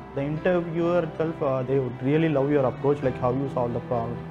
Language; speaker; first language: English; non-native, local second language; Tamil